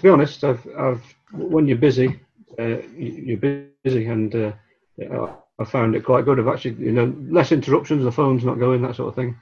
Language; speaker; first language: English; native; English